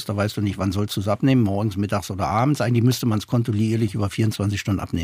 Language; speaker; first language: German; non-native, fluent; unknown